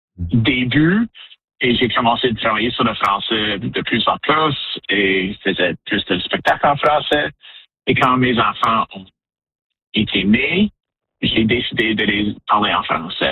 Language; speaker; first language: French; non-native, local second language; English